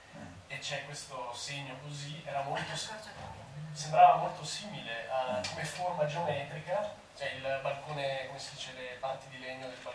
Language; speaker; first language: Italian; native; Italian